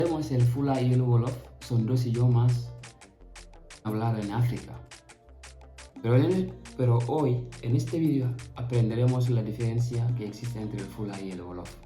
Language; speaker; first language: Spanish; non-native, fluent; Fula